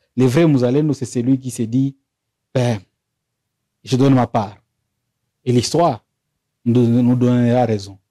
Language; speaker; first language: French; non-native, local second language; Swahili